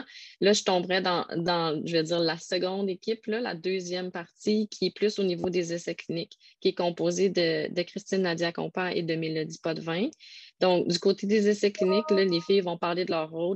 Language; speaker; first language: French; native; French